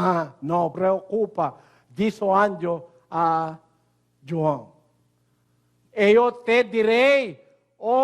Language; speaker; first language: Portuguese; non-native, learner; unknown